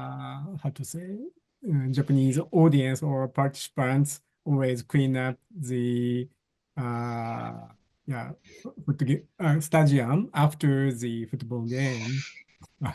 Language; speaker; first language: English; non-native, fluent; Japanese